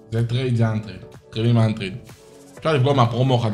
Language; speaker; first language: Hebrew; native; Hebrew